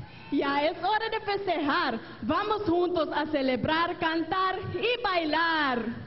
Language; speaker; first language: Spanish; non-native, local second language; Papiamento